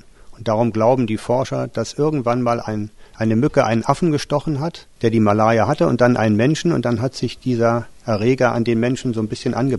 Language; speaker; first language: German; native; German